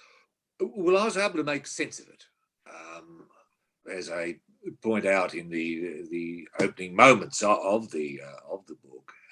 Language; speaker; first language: English; native; English